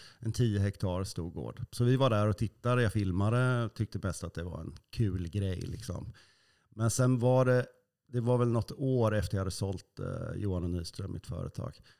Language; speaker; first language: Swedish; native; Swedish